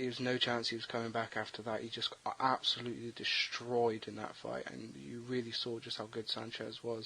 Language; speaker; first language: English; native; English